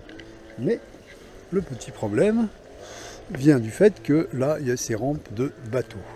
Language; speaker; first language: French; native; French